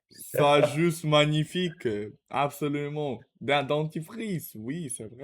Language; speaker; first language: French; non-native, learner; Russian